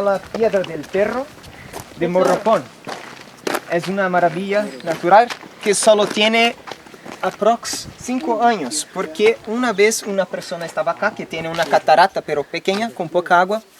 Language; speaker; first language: Spanish; non-native, learner; Portuguese